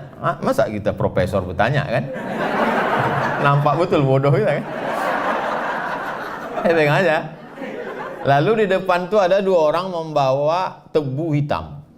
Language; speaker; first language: Indonesian; native; Indonesian